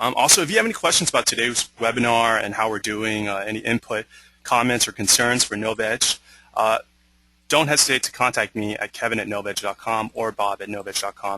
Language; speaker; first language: English; native; English